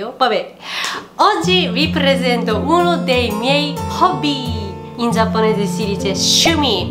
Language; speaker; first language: Italian; non-native, fluent; Japanese